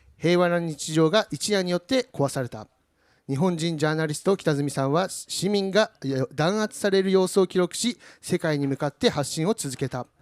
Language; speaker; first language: Japanese; native; Japanese